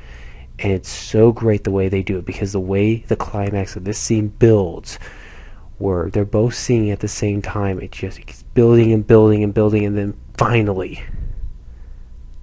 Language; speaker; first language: English; native; English